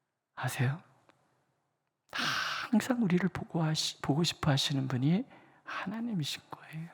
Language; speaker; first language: Korean; native; Korean